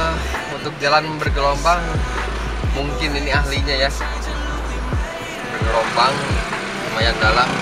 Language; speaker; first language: Indonesian; native; Indonesian